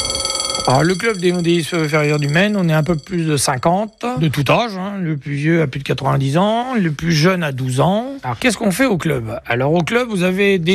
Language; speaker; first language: French; native; French